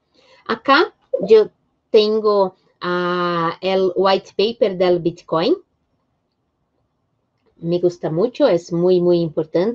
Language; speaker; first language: Spanish; non-native, fluent; Portuguese